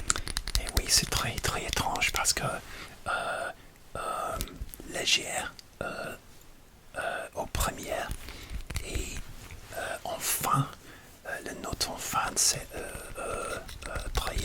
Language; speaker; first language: French; non-native, learner; English